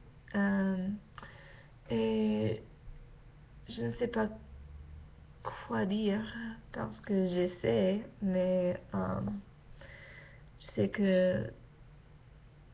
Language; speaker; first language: French; non-native, learner; English